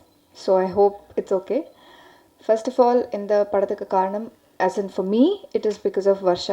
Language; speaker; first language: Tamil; non-native, learner; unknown